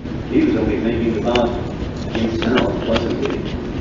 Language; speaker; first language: English; native; English